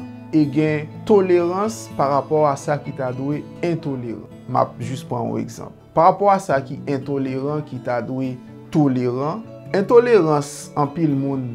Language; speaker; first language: French; non-native, learner; Haitian Creole